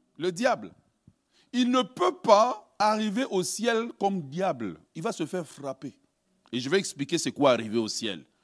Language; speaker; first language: French; early bilingual, other home language; Lingala